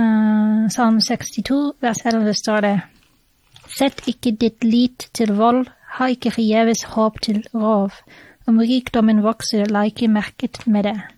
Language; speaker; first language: Norwegian; non-native, fluent; English